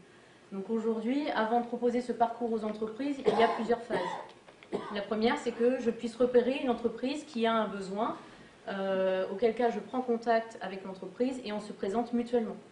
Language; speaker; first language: French; native; French